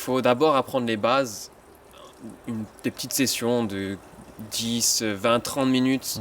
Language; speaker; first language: French; native; French